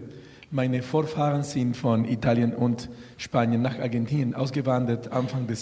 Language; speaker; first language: German; non-native, fluent; Spanish